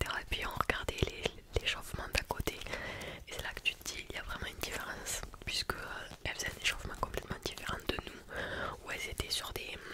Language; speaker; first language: French; native; French